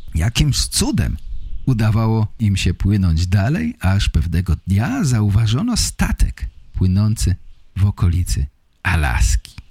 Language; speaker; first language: Polish; native; Polish